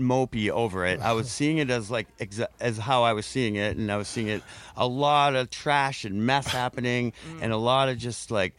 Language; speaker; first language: English; native; English